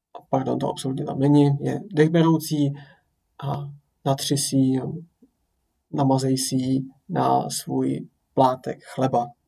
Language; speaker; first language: Czech; native; Czech